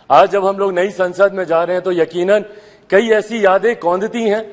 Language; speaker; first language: Hindi; native; Hindi